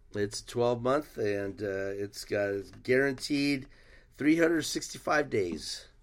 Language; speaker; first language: English; early bilingual, other home language; Spanish